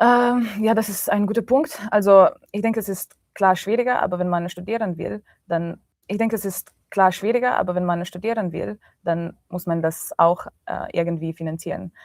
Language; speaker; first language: German; non-native, fluent; Slovenian